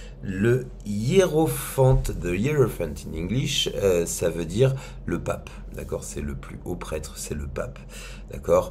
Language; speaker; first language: French; native; French